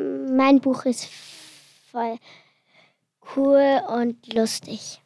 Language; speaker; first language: German; non-native, learner; Finnish